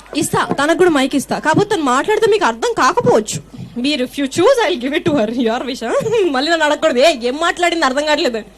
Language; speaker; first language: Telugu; native; Telugu